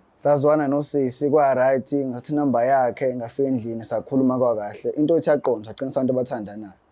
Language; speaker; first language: Zulu; native; Zulu